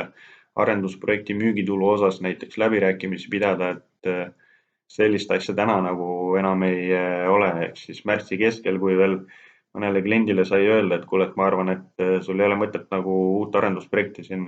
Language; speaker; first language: Estonian; native; Estonian